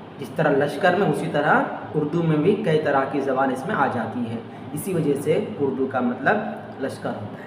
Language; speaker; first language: Urdu; native; Urdu